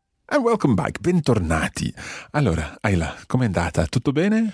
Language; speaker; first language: Italian; non-native, fluent; English